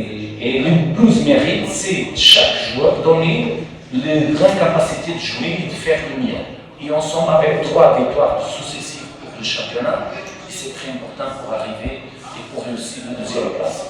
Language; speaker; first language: French; non-native, fluent; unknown